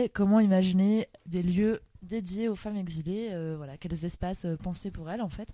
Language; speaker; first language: French; native; French